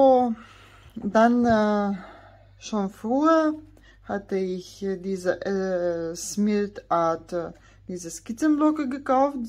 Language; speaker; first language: German; non-native, fluent; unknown